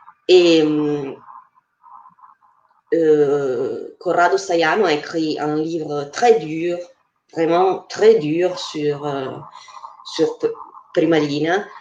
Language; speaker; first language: French; non-native, fluent; Italian